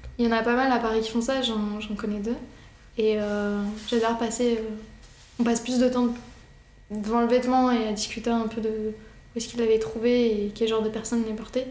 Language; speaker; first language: French; early bilingual, other home language; Arabic